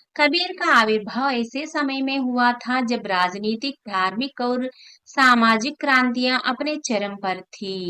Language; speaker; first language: Hindi; non-native, local second language; Telugu